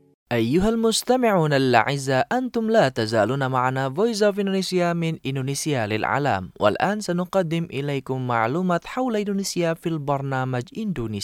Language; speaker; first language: Arabic; non-native, fluent; Indonesian